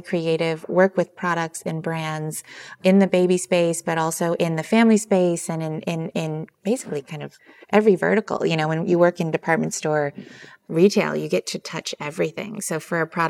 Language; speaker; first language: English; native; English